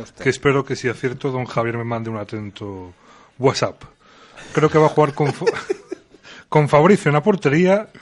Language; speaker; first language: Spanish; native; Spanish